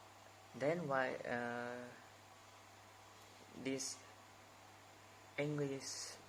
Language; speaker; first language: English; non-native, learner; Indonesian